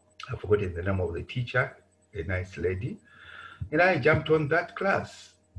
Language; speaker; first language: English; non-native, local second language; Bemba